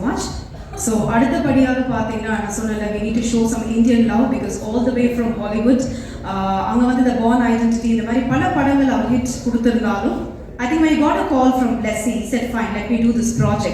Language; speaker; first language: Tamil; native; Tamil